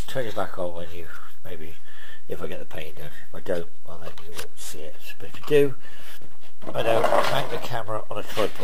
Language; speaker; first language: English; native; English